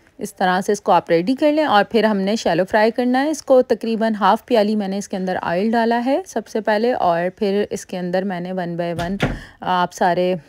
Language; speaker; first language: Urdu; native; Urdu